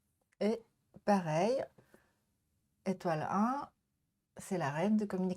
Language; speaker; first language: French; non-native, learner; Japanese